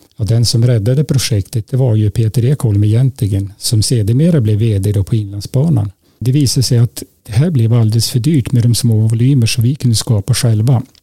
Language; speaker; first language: Swedish; native; Swedish